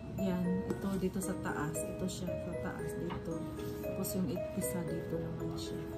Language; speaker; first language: Filipino; non-native, local second language; Cebuano